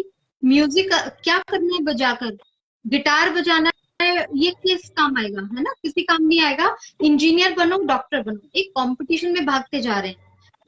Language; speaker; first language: Hindi; native; Hindi